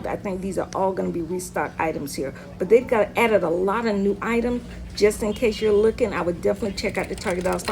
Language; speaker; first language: English; native; English